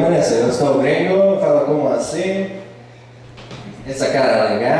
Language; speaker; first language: Portuguese; non-native, learner; English